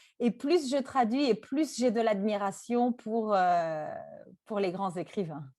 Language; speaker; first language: French; non-native, local second language; Turkish